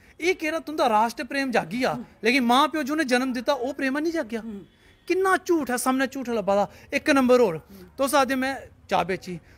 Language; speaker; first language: Punjabi; non-native, local second language; Dogri